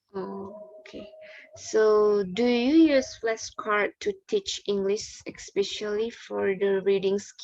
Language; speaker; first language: English; non-native, learner; Indonesian